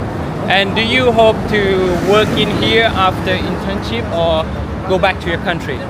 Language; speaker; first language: English; non-native, learner; Thai